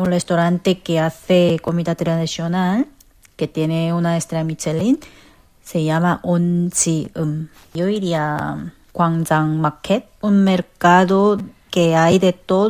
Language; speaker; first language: Spanish; early bilingual, other home language; Korean